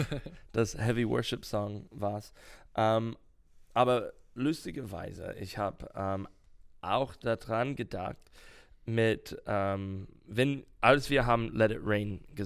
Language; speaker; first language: German; non-native, learner; English